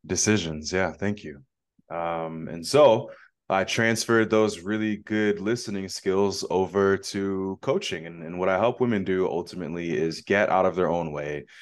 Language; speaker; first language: English; native; English